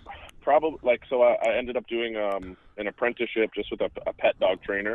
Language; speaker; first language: English; native; English